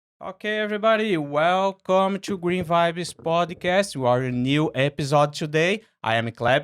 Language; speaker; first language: English; non-native, fluent; Portuguese